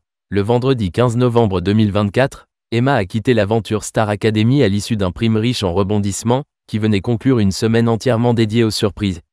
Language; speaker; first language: French; native; French